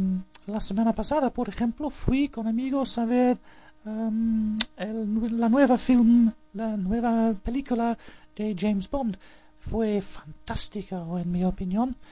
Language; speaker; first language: Spanish; non-native, learner; English